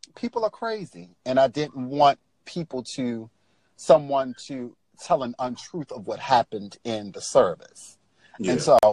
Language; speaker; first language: English; native; English